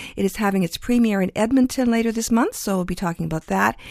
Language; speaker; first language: English; early bilingual, other home language; Ukrainian